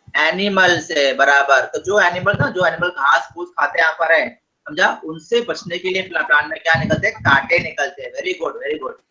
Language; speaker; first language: Hindi; non-native, local second language; Marathi